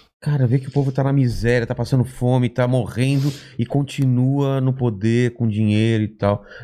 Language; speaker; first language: Portuguese; native; Portuguese